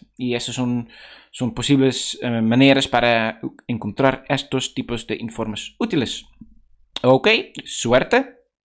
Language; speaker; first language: Spanish; non-native, fluent; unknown